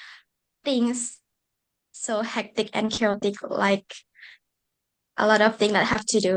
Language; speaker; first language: English; non-native, learner; Indonesian